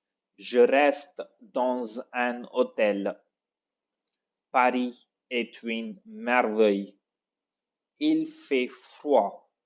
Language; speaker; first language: French; non-native, fluent; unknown